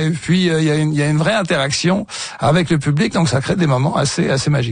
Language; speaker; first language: French; native; French